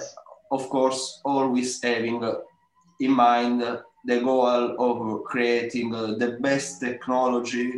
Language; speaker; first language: English; non-native, learner; Italian